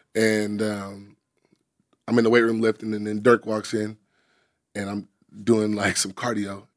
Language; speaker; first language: English; native; English